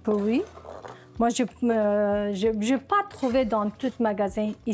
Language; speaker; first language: French; non-native, learner; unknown